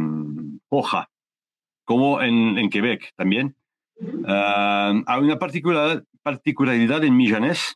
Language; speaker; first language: Spanish; non-native, learner; French